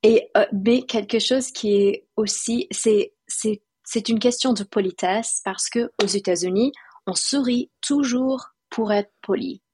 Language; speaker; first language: French; non-native, fluent; English